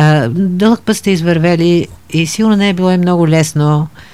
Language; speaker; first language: Bulgarian; native; Bulgarian